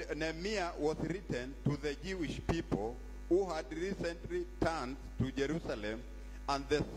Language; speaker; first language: English; non-native, local second language; Swahili